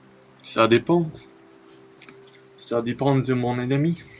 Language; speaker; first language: French; non-native, learner; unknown